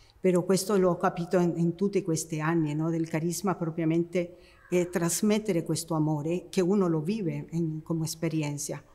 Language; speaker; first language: Italian; non-native, fluent; Spanish